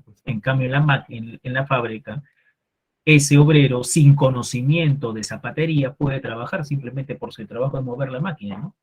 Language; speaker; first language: Spanish; native; Spanish